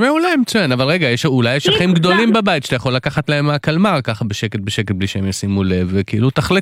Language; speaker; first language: Hebrew; native; Hebrew